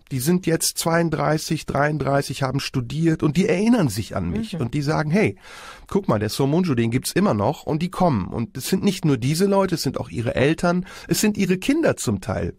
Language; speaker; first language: German; early bilingual, other home language; Turkish